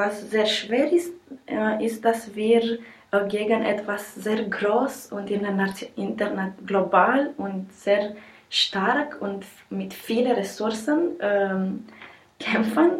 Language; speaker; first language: German; non-native, learner; Romanian